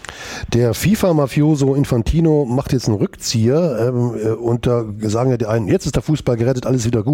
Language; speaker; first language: German; native; German